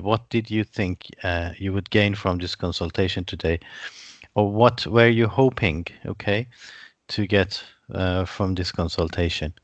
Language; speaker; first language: English; non-native, fluent; Persian